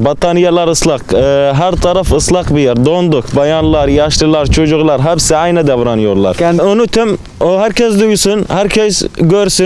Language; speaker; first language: Turkish; non-native, learner; Arabic